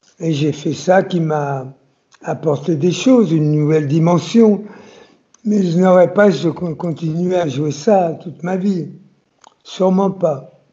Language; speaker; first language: French; early bilingual, other home language; Italian